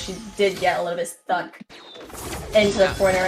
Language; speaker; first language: English; native; English